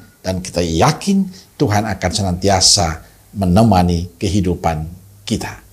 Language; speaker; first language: Indonesian; native; Indonesian